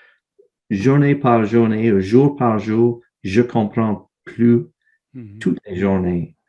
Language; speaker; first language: French; non-native, learner; English